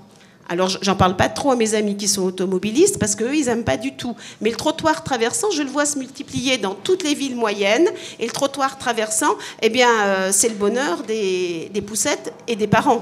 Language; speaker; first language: French; native; French